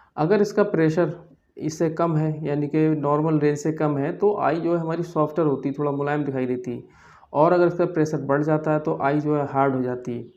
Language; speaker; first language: Hindi; native; Hindi